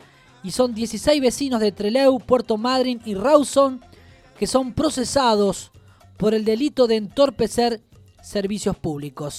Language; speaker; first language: Spanish; native; Spanish